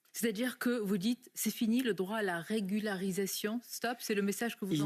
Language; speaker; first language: French; native; French